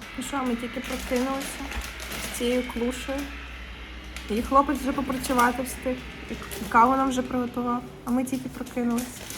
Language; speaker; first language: Ukrainian; non-native, local second language; Russian